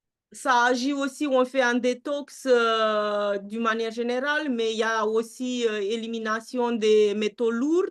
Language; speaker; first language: French; non-native, fluent; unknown